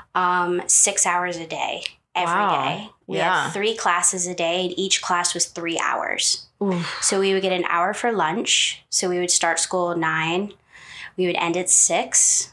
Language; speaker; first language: English; native; English